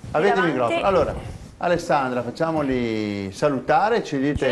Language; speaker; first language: Italian; native; Italian